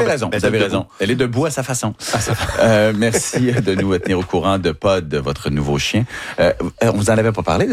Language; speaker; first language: French; native; French